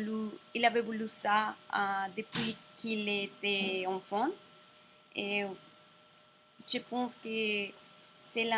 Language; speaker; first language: French; non-native, learner; Spanish